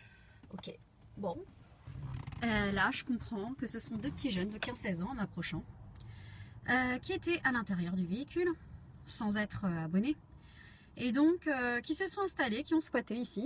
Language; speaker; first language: French; native; French